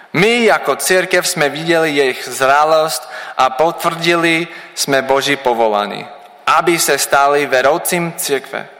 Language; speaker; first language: Czech; non-native, learner; English